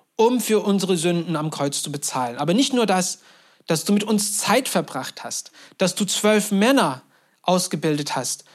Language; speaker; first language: German; non-native, fluent; Turkish